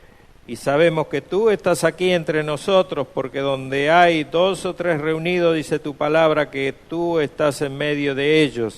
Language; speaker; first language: Spanish; native; Spanish